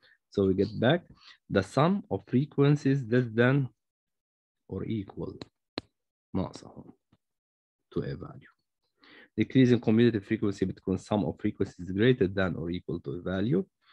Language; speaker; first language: English; non-native, fluent; Arabic